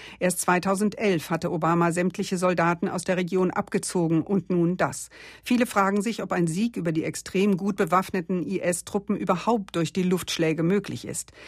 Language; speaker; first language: German; native; German